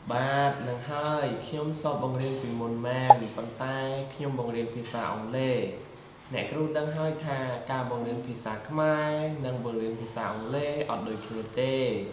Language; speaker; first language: Khmer; native; Khmer